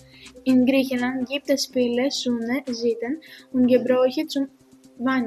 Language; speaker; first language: German; non-native, learner; Greek